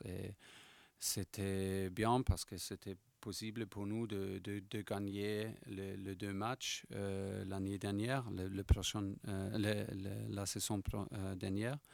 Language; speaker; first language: French; non-native, fluent; German